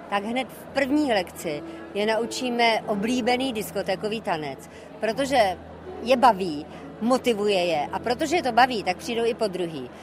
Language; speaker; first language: Czech; native; Czech